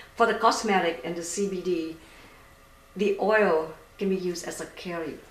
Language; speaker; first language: English; non-native, fluent; Vietnamese